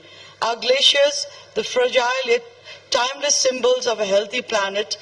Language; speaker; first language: English; non-native, fluent; Nepali